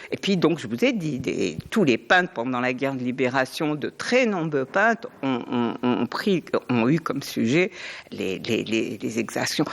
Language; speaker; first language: French; non-native, local second language; Arabic